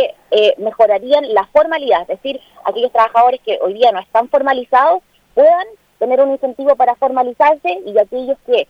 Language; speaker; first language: Spanish; native; Spanish